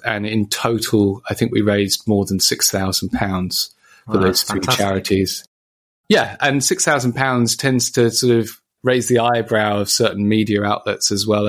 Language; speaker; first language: English; native; English